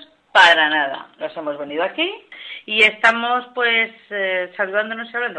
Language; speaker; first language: Spanish; native; Spanish